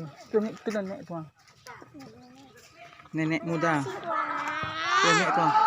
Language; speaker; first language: Indonesian; non-native, local second language; Minangkabau